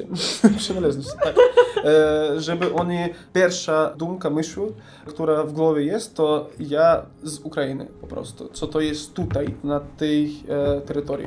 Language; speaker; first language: Polish; non-native, learner; Ukrainian